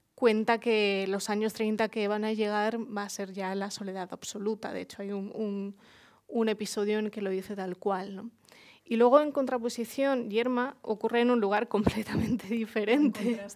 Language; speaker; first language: Spanish; early bilingual, other home language; Russian